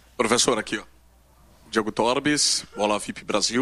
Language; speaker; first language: Portuguese; native; Portuguese